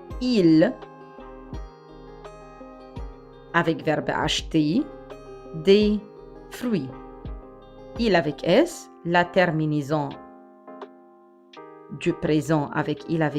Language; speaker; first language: French; non-native, fluent; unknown